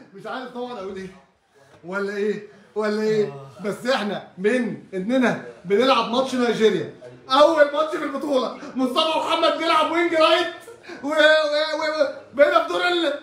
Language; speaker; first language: Arabic; native; Arabic